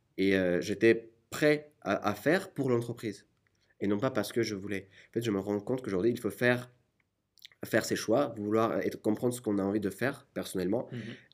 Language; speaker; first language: French; non-native, fluent; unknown